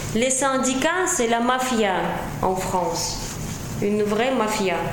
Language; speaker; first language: French; non-native, fluent; Russian